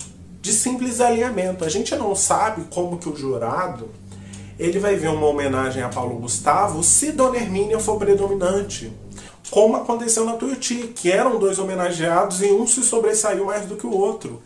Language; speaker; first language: Portuguese; native; Portuguese